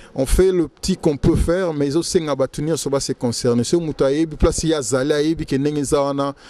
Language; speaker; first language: French; non-native, local second language; Lingala